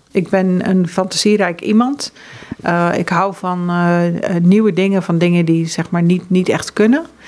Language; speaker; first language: Dutch; early bilingual, heritage; Dutch